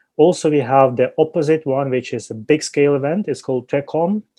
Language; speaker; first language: English; non-native, fluent; Ukrainian